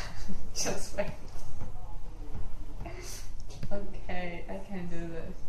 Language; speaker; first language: English; non-native, fluent; Ukrainian